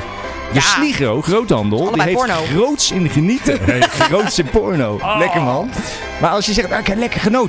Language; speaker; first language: Dutch; native; Dutch